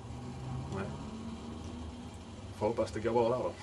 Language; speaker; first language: Swedish; native; Swedish